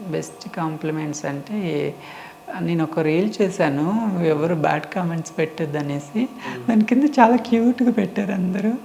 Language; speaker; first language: Telugu; native; Telugu